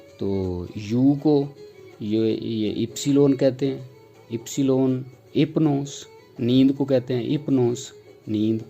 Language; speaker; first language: Urdu; non-native, local second language; Punjabi